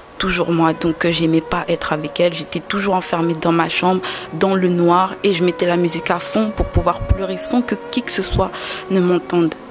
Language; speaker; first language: French; early bilingual, other home language; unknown